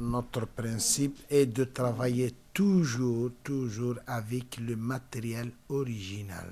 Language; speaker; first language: French; non-native, learner; Spanish